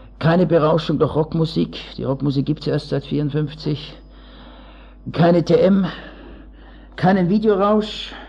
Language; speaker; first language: German; native; German